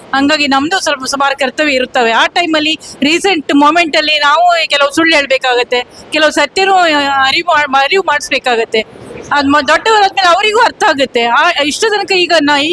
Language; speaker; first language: Kannada; non-native, local second language; Konkani